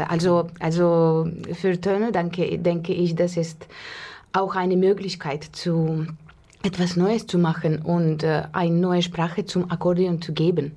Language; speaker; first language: German; non-native, learner; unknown